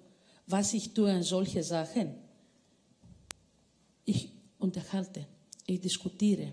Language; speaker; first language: German; non-native, fluent; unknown